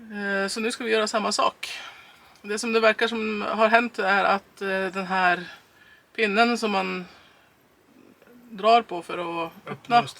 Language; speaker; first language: Swedish; native; Swedish